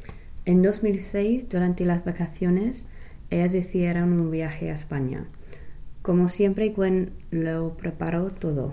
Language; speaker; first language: Spanish; non-native, learner; English